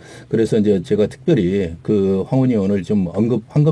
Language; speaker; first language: Korean; native; Korean